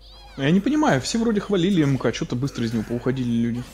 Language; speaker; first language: Russian; native; Russian